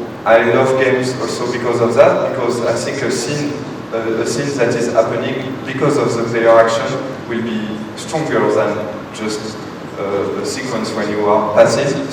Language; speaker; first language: English; non-native, fluent; French